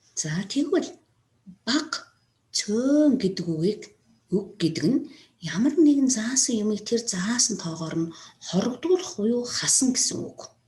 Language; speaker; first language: Mongolian; non-native, local second language; Kazakh